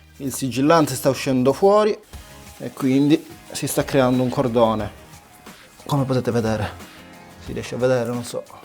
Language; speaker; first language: Italian; native; Italian